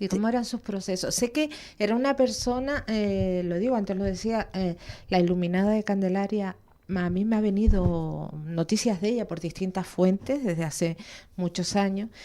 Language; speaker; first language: Spanish; native; Spanish